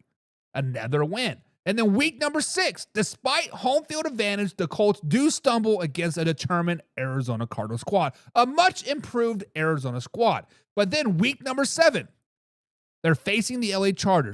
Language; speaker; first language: English; native; English